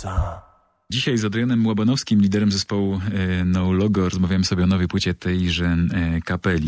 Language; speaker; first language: Polish; native; Polish